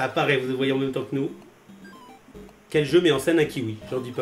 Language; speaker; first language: French; native; French